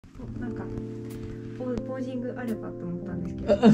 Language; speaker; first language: Japanese; native; Japanese